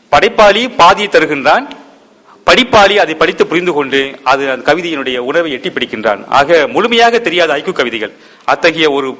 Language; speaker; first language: Tamil; early bilingual, heritage; Tamil